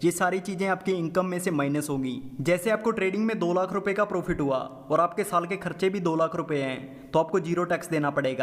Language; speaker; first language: Hindi; native; Hindi